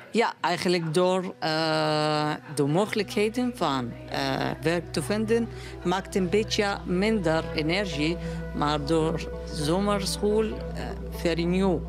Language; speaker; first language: Dutch; non-native, learner; Arabic